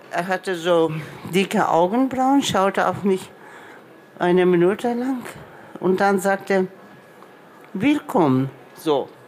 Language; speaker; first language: German; non-native, fluent; Turkish